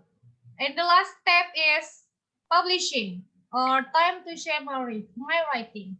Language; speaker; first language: English; non-native, fluent; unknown